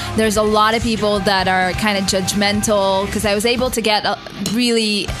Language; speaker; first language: English; non-native, fluent; Hebrew